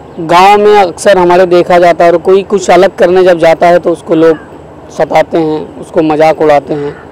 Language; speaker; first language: Hindi; native; Hindi